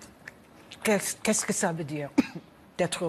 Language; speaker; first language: French; non-native, learner; English